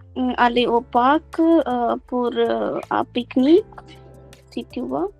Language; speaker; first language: French; non-native, learner; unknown